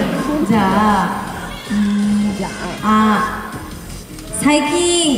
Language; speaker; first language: Japanese; non-native, fluent; Korean